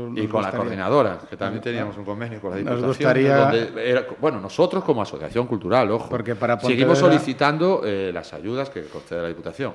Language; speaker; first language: Spanish; native; Spanish